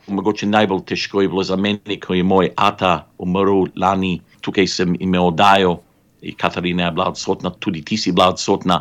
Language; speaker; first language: Slovenian; early bilingual, heritage; Slovenian